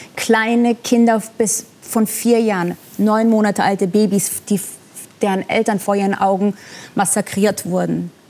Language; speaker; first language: German; non-native, fluent; Persian